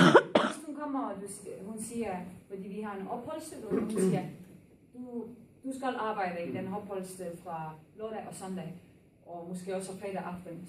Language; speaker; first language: Danish; non-native, learner; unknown